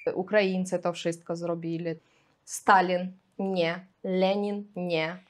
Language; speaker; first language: Polish; non-native, fluent; Russian